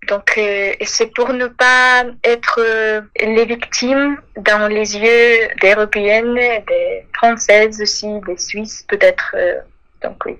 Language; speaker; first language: French; non-native, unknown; Ukrainian